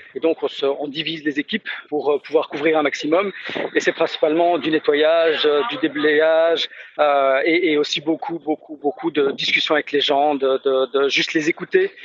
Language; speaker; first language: French; native; French